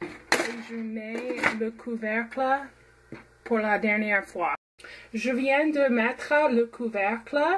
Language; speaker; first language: French; non-native, fluent; English